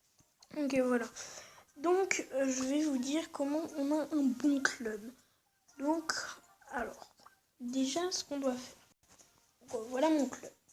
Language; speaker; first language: French; native; French